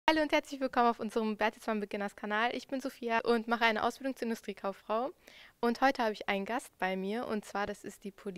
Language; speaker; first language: German; native; German